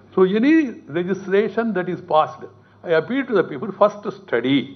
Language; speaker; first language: English; non-native, local second language; Telugu